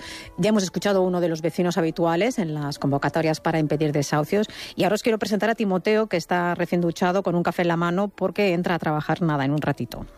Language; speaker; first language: Spanish; native; Spanish